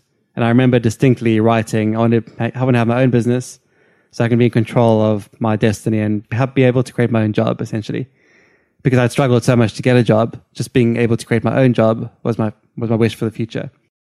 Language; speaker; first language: English; native; English